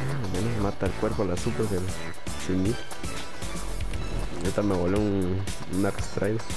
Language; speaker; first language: Spanish; native; Spanish